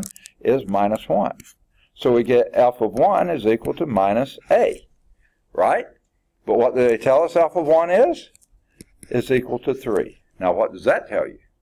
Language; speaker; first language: English; native; English